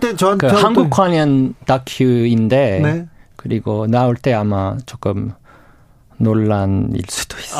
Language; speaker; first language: Korean; non-native, fluent; English